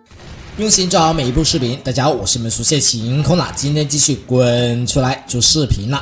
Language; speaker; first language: Chinese; native; Chinese